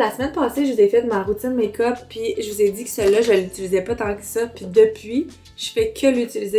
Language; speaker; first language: French; native; French